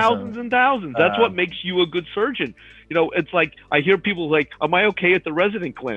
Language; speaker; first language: English; native; English